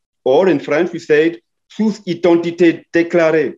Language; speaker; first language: French; non-native, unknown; German